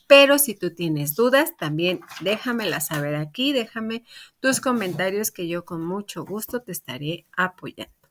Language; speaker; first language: Spanish; native; Spanish